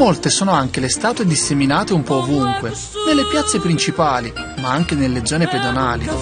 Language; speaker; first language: Italian; native; Italian